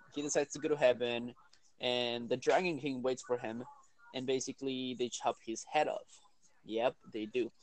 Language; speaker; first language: English; early bilingual, other home language; Spanish